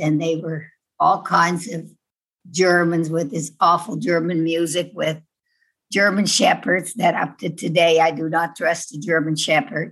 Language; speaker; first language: English; non-native, fluent; Dutch